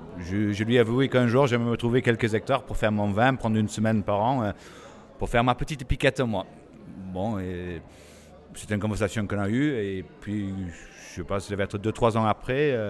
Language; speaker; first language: French; non-native, fluent; English